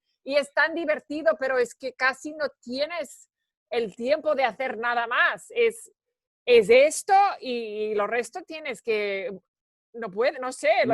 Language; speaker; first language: Spanish; early bilingual, heritage; Spanish